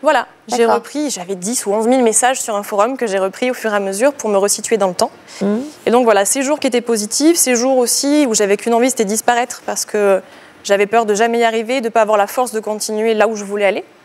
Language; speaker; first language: French; native; French